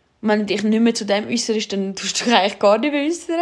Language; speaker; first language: German; native; German